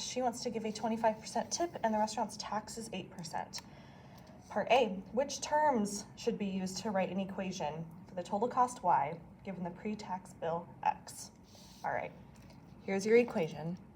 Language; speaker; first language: English; native; English